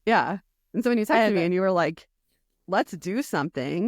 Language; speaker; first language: English; native; English